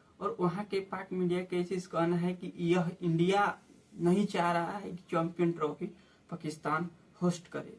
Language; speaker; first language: Hindi; native; Hindi